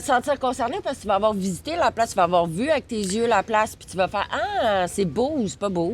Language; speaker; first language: French; native; French